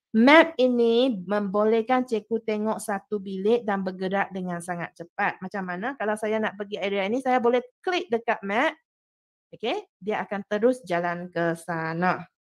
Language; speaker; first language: Malay; non-native, local second language; Chinese